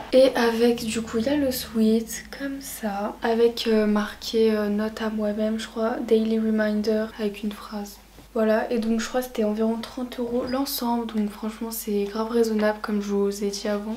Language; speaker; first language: French; native; French